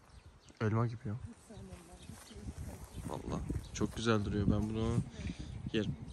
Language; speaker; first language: Turkish; native; Turkish